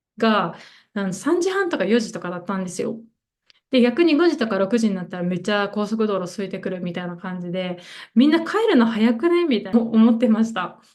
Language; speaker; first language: Japanese; native; Japanese